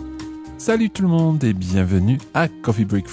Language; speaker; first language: French; non-native, fluent; English